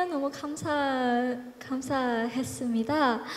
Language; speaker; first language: Korean; non-native, learner; Filipino